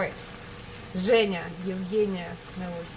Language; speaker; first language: French; non-native, learner; Russian